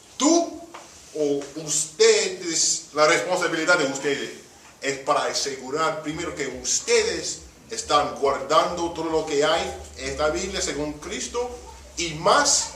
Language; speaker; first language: Spanish; early bilingual, heritage; Spanish